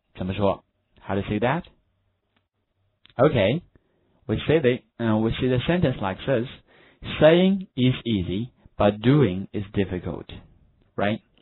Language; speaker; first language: English; non-native, fluent; Chinese